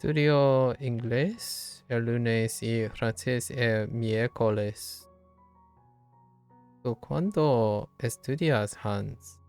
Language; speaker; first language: Spanish; non-native, learner; English